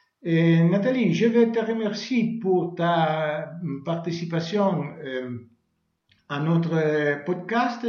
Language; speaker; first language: French; non-native, learner; Italian